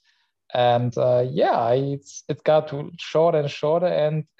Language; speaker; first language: English; non-native, fluent; Polish